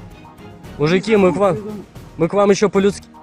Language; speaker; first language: Russian; native; Russian